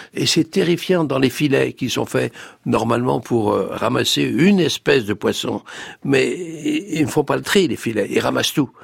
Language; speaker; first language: French; native; French